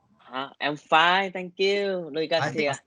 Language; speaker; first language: English; non-native, learner; Thai